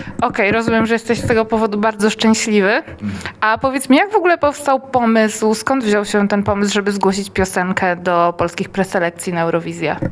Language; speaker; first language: Polish; native; Polish